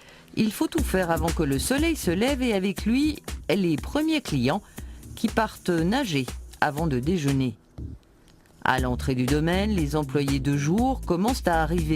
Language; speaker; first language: French; native; French